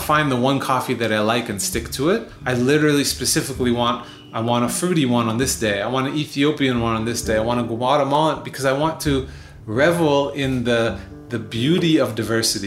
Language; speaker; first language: English; native; English